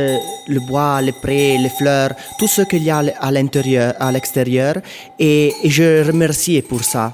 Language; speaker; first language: French; non-native, local second language; Italian